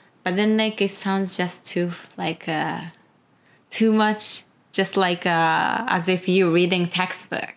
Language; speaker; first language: English; non-native, fluent; Japanese